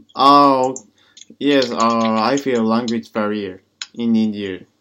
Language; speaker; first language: English; non-native, learner; Japanese